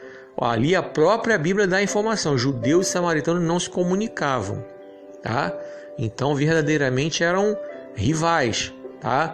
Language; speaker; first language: Portuguese; native; Portuguese